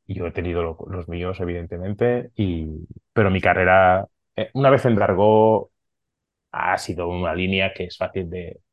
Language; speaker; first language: Spanish; non-native, local second language; Catalan